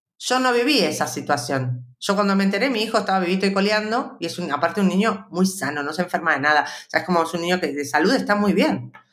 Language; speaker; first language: Spanish; native; Spanish